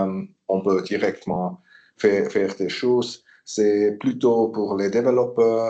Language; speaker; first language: French; non-native, local second language; German